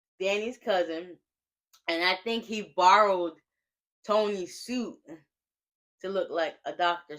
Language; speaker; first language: English; native; English